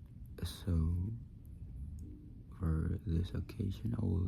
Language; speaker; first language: English; non-native, local second language; Indonesian